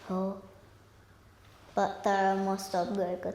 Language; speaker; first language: Nepali; early bilingual, heritage; Nepali